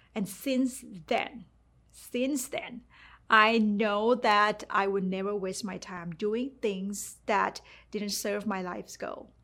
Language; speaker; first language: English; non-native, fluent; Thai